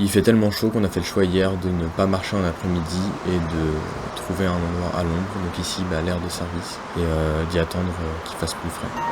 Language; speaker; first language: French; native; French